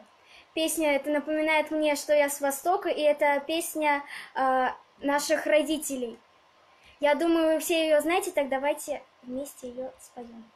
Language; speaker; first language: Russian; early bilingual, other home language; Tajik